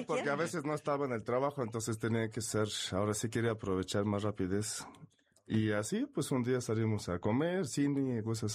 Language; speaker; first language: Spanish; non-native, fluent; Russian